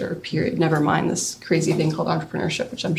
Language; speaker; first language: English; native; English